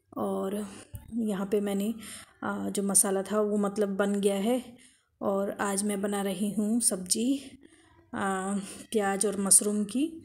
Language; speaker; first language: Hindi; native; Hindi